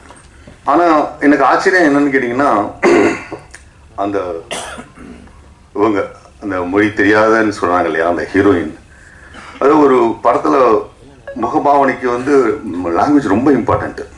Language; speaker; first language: Tamil; native; Tamil